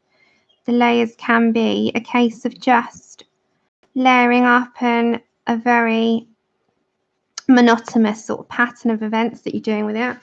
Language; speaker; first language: English; native; English